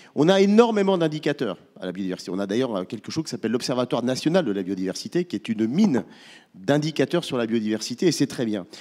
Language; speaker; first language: French; native; French